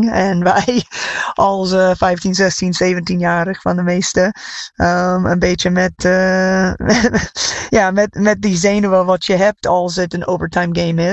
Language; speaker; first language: Dutch; non-native, fluent; English